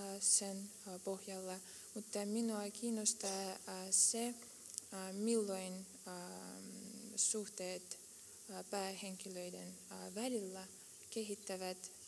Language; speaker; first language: Finnish; non-native, fluent; Russian